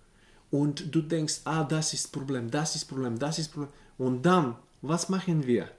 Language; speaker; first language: German; non-native, learner; Bulgarian